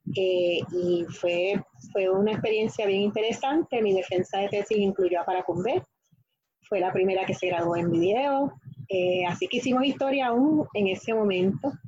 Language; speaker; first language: Spanish; native; Spanish